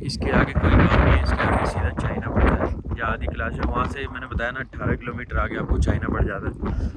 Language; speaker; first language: Hindi; native; Hindi